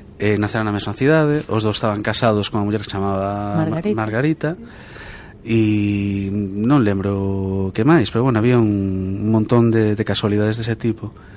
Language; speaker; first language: Galician; native; Galician